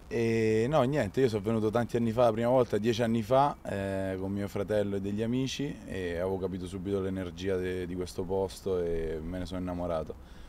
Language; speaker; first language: Italian; native; Italian